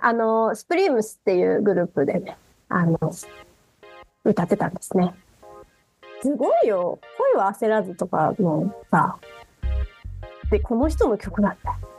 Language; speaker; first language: Japanese; native; Japanese